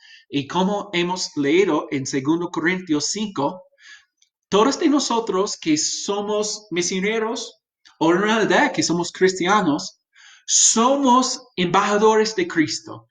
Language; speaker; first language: Spanish; non-native, fluent; English